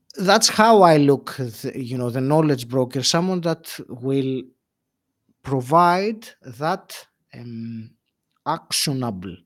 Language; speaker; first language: English; non-native, fluent; Greek